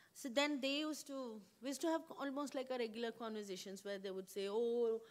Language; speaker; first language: English; non-native, local second language; Kannada